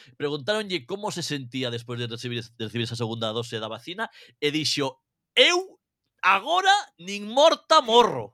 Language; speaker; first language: Galician; native; Galician